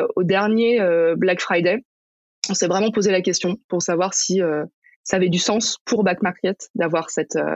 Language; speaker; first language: French; native; French